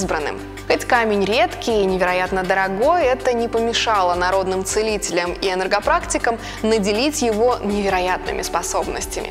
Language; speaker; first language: Russian; native; Russian